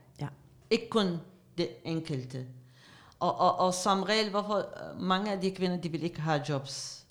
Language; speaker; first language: Danish; non-native, fluent; Arabic